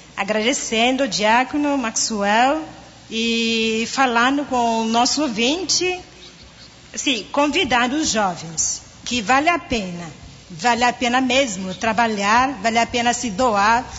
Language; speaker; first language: Portuguese; non-native, fluent; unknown